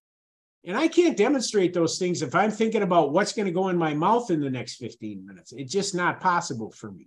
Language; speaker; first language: English; native; English